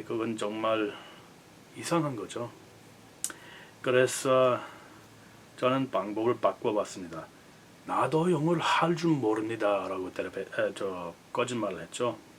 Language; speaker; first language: Korean; non-native, fluent; English